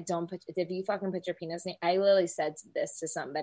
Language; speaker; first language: English; native; English